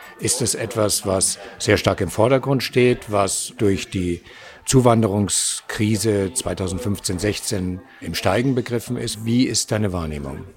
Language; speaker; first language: German; native; German